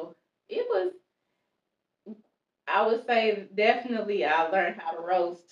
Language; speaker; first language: English; native; English